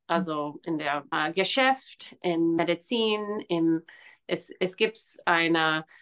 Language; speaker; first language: German; non-native, fluent; English